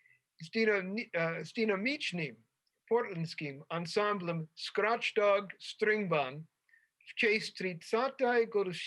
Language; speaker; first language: Russian; non-native, fluent; English